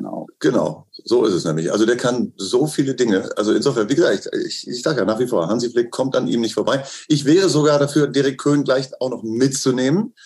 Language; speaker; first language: German; native; German